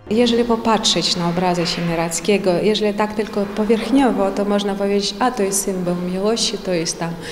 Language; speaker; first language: Polish; non-native, fluent; Ukrainian